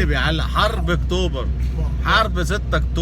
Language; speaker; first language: Arabic; native; Arabic